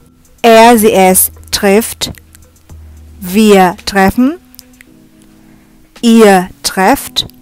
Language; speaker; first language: German; non-native, fluent; Indonesian